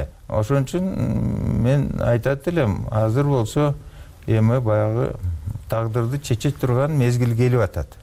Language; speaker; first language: Kyrgyz; native; Kyrgyz